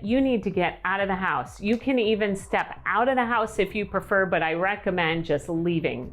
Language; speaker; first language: English; native; English